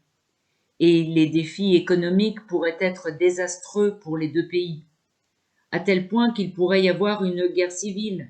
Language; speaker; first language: French; non-native, local second language; Arabic